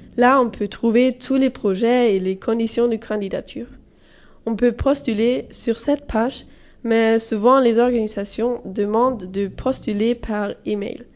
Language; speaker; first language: French; non-native, learner; German